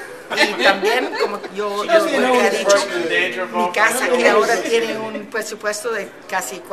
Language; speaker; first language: Spanish; early bilingual, heritage; Spanish